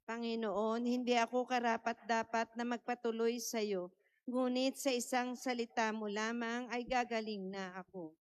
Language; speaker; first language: Filipino; native; Filipino